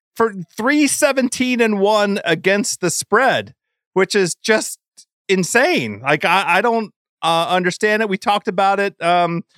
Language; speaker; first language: English; native; English